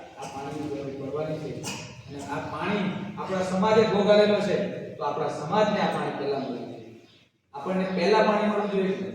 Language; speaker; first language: Gujarati; non-native, local second language; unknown